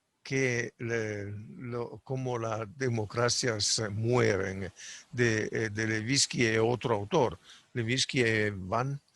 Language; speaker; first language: Spanish; non-native, fluent; Italian